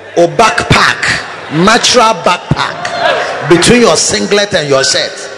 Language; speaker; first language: English; non-native, local second language; Akan